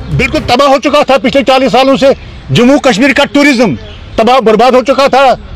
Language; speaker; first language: Hindi; non-native, local second language; Kashmiri